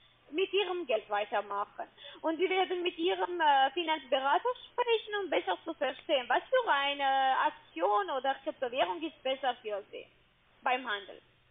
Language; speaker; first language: German; non-native, learner; Russian